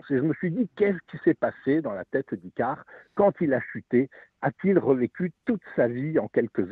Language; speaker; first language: French; native; French